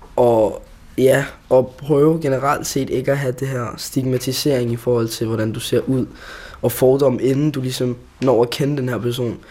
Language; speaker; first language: Danish; native; Danish